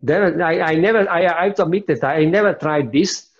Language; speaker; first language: English; non-native, fluent; Italian